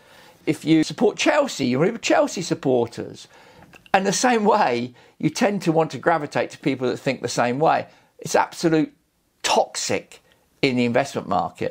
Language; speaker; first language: English; native; English